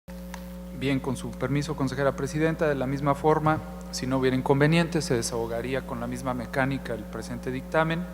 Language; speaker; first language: Spanish; native; Spanish